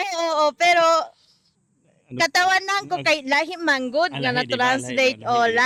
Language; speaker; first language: Cebuano; non-native, learner; Japanese